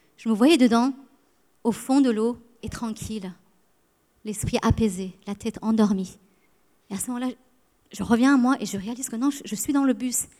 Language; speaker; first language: French; early bilingual, other home language; Persian